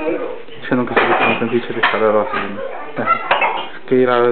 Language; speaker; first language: German; non-native, learner; Chinese